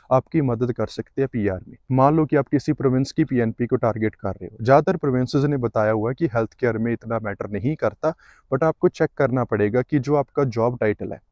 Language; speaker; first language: Hindi; non-native, local second language; Punjabi